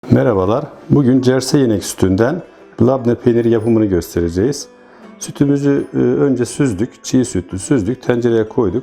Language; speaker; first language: Turkish; native; Turkish